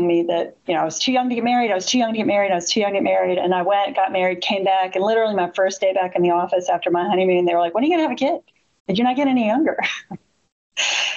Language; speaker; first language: English; native; English